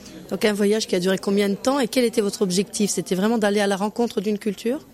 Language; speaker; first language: French; native; French